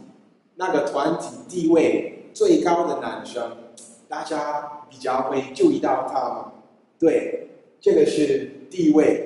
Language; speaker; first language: Chinese; non-native, fluent; English